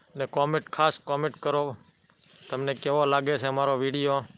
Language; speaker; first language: Gujarati; native; Gujarati